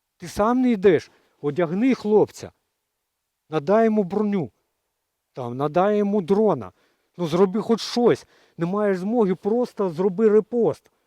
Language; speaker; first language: Ukrainian; native; Ukrainian